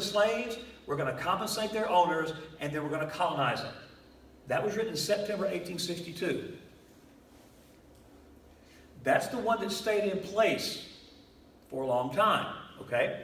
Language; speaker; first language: English; native; English